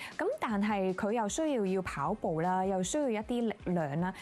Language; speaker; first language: Cantonese; native; Cantonese